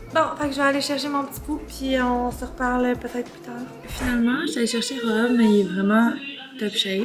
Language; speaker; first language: French; native; French